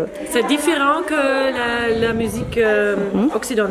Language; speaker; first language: French; non-native, local second language; Dutch